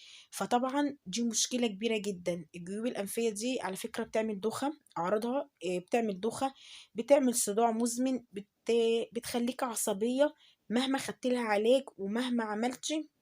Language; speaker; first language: Arabic; native; Arabic